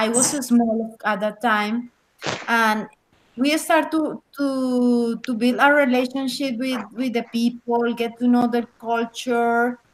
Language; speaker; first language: English; non-native, learner; Spanish